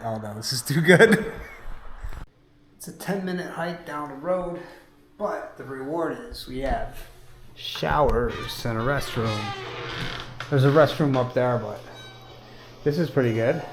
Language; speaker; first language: English; native; English